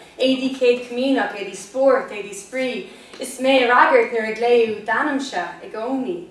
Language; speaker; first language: Irish; non-native, local second language; English